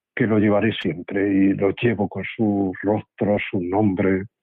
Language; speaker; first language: Spanish; native; Spanish